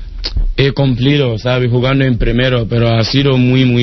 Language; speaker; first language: Spanish; non-native, learner; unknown